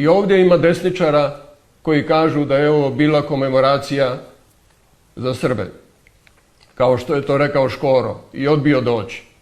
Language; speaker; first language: Croatian; native; Croatian